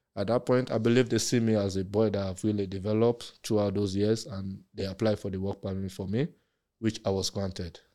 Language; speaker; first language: English; non-native, local second language; Yoruba